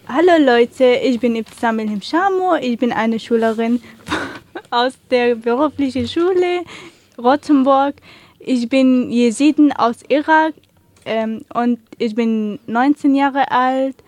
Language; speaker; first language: German; non-native, learner; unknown